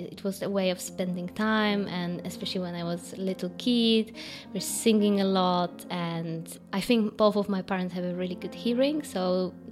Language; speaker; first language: English; non-native, fluent; Polish